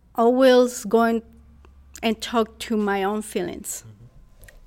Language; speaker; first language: English; non-native, fluent; Spanish